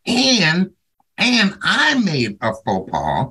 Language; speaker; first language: English; native; English